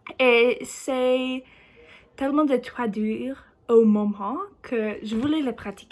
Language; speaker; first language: French; non-native, learner; English